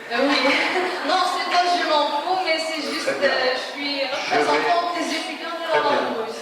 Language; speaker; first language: French; non-native, local second language; Arabic